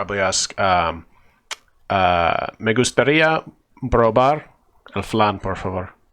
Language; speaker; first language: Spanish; non-native, learner; English